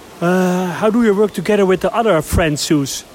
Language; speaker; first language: English; non-native, learner; Dutch